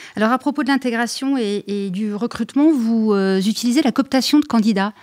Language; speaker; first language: French; native; French